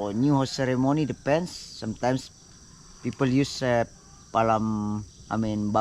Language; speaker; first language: English; non-native, fluent; Indonesian